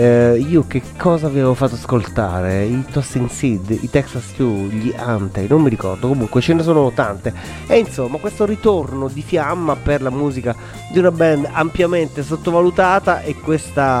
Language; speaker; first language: Italian; native; Italian